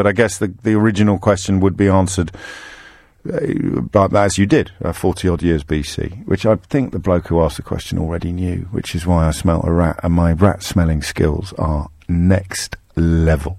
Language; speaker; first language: English; native; English